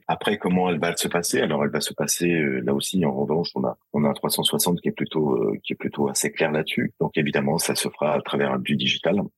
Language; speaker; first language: French; native; French